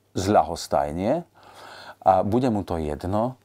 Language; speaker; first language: Slovak; native; Slovak